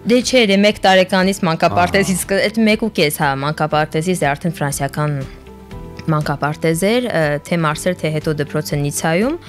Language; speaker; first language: Armenian; early bilingual, heritage; French